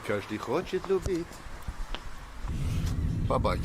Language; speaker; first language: Russian; non-native, learner; English